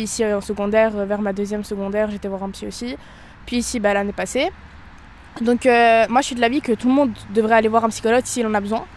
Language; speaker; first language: French; native; French